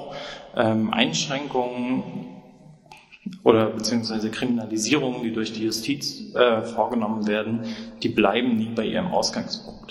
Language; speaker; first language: German; native; German